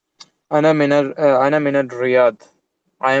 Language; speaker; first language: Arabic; non-native, learner; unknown